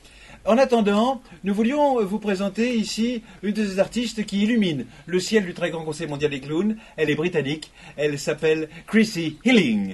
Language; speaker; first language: French; native; French